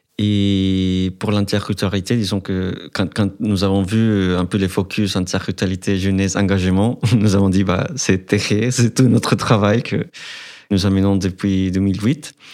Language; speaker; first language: French; non-native, fluent; Spanish